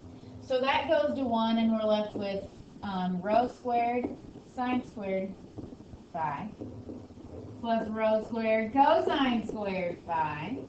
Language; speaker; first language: English; native; English